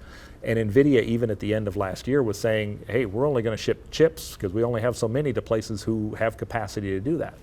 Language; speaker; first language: English; native; English